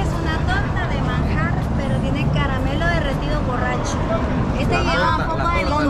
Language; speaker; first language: Spanish; native; Spanish